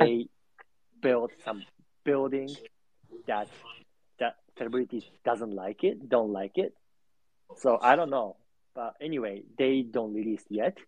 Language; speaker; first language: English; non-native, learner; Japanese